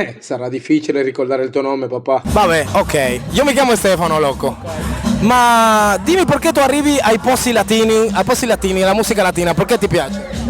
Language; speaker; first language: Italian; non-native, fluent; Spanish